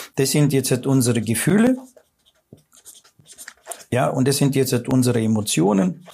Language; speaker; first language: German; non-native, fluent; Russian